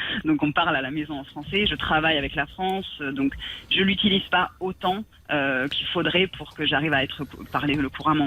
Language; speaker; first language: French; native; French